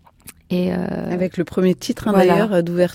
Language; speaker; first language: French; native; French